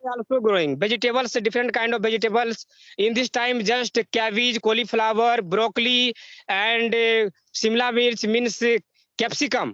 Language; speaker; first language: English; non-native, learner; Hindi